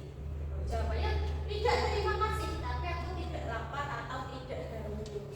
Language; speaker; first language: Indonesian; native; Indonesian